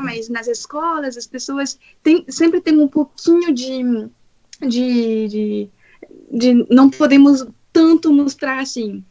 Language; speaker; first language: Portuguese; non-native, fluent; French